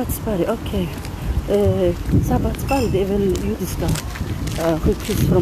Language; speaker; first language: Swedish; non-native, learner; Tigrinya